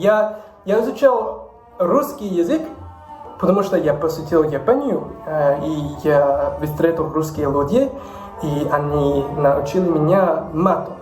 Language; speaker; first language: Russian; non-native, learner; English